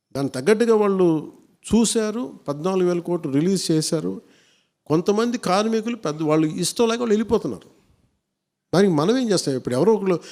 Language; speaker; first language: Telugu; native; Telugu